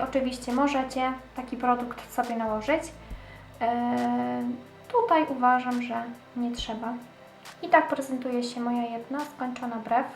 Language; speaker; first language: Polish; native; Polish